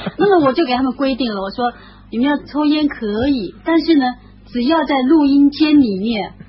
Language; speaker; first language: Chinese; native; Chinese